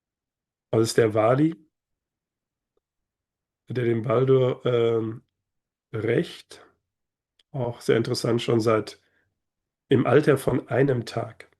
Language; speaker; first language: German; native; German